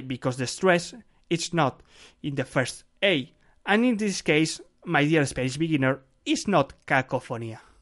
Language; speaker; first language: English; non-native, fluent; Spanish